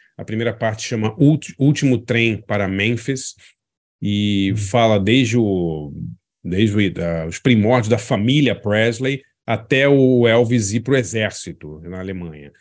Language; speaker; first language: Portuguese; native; Portuguese